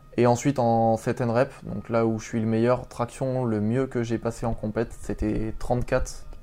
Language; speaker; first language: French; native; French